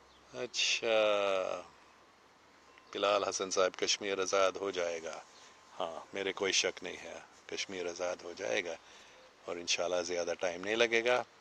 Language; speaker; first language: Hindi; non-native, fluent; English